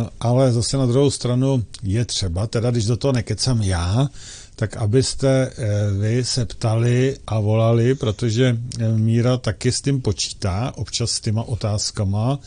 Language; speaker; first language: Czech; native; Czech